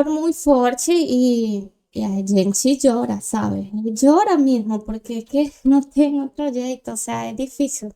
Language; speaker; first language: Portuguese; non-native, learner; Spanish